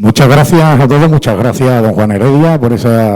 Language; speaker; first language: Spanish; native; Spanish